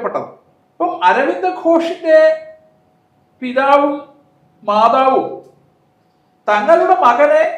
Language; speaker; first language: Malayalam; native; Malayalam